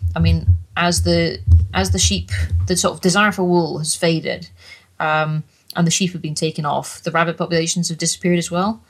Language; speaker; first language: English; native; English